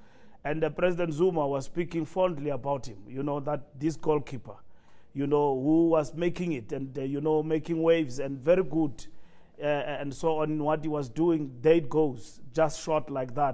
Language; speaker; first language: English; non-native, local second language; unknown